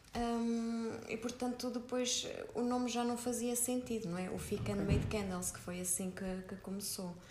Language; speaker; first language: Portuguese; native; Portuguese